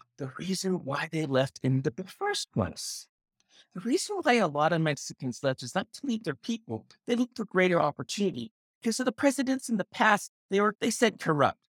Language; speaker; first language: English; native; English